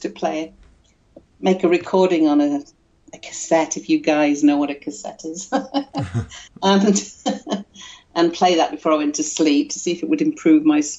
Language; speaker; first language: English; native; English